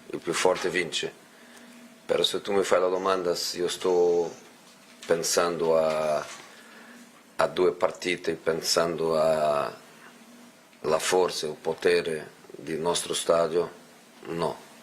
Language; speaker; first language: Italian; non-native, fluent; Portuguese